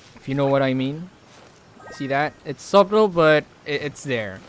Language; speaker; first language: English; non-native, local second language; Filipino